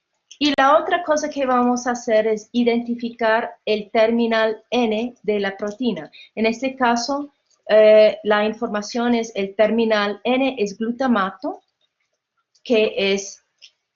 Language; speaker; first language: Spanish; non-native, fluent; English